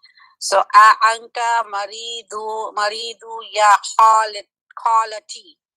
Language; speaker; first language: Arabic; non-native, learner; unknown